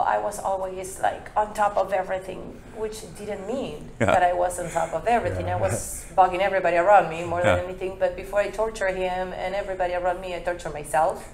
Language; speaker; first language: English; non-native, fluent; Spanish